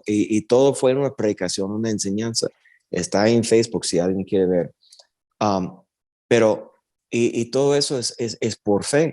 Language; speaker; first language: Spanish; early bilingual, heritage; Spanish